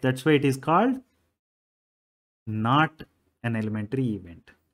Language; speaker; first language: English; non-native, local second language; Telugu